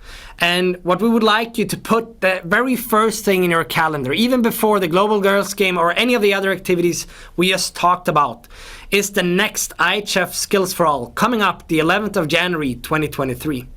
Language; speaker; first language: English; non-native, fluent; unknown